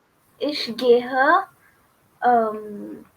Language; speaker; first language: German; non-native, learner; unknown